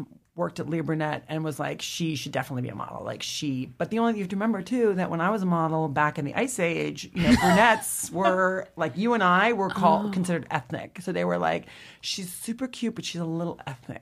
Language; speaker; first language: English; native; English